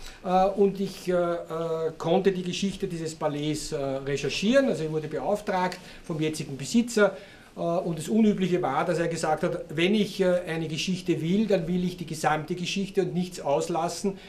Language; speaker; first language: German; native; German